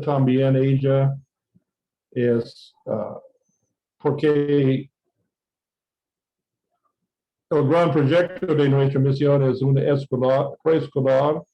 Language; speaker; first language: Spanish; non-native, fluent; English